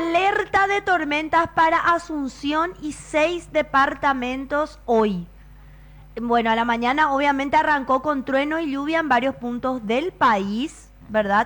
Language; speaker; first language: Spanish; native; Spanish